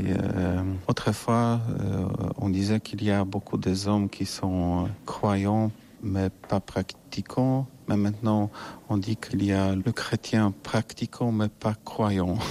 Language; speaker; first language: French; non-native, learner; Polish